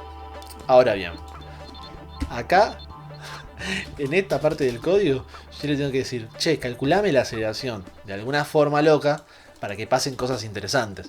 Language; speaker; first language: Spanish; native; Spanish